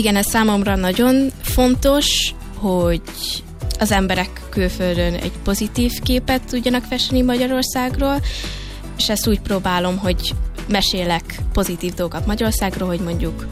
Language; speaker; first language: Hungarian; early bilingual, heritage; Hungarian